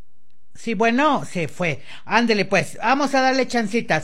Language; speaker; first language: Spanish; native; Spanish